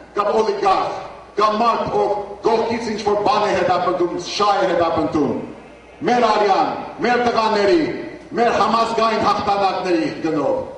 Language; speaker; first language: Armenian; early bilingual, heritage; Armenian